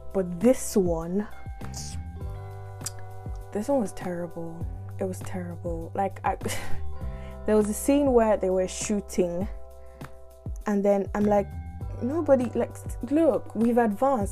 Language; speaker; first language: English; non-native, local second language; Igbo